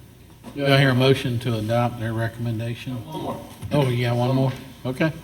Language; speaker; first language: English; native; English